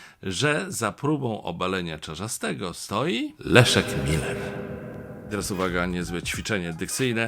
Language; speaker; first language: Polish; native; Polish